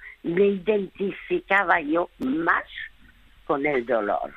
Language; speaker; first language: Spanish; early bilingual, other home language; French